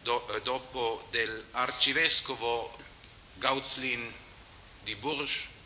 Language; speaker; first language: Italian; non-native, learner; German